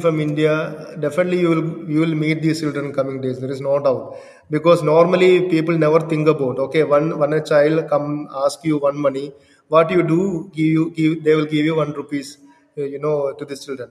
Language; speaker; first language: English; non-native, local second language; Malayalam